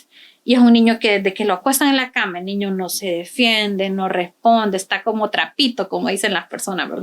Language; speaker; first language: Spanish; native; Spanish